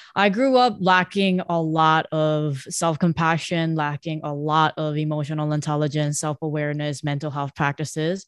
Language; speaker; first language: English; early bilingual, other home language; Korean